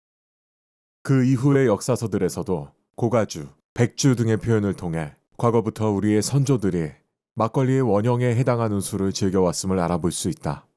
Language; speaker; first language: Korean; native; Korean